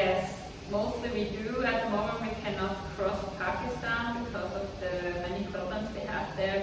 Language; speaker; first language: English; non-native, fluent; Swiss German